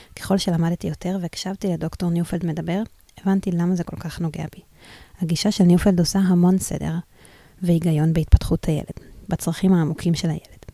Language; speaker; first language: Hebrew; native; Hebrew